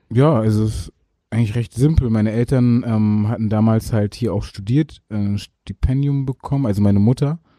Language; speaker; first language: German; early bilingual, other home language; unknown